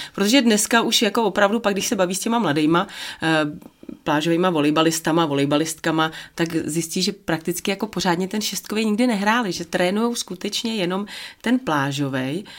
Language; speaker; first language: Czech; native; Czech